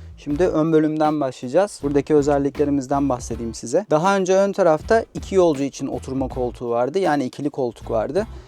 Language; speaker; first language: Turkish; native; Turkish